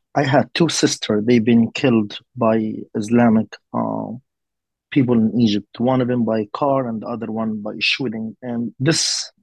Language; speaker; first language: English; non-native, learner; Arabic